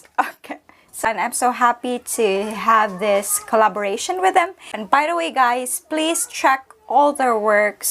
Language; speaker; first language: English; non-native, local second language; Filipino